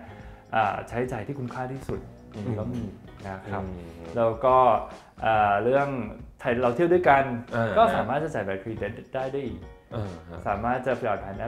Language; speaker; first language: Thai; native; Thai